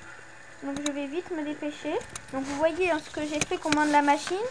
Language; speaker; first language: French; native; French